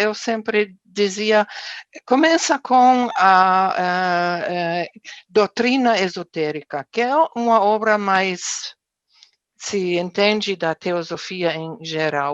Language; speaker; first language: Portuguese; non-native, fluent; German